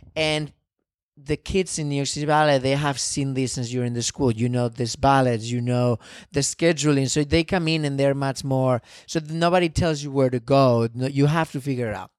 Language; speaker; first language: English; non-native, fluent; Spanish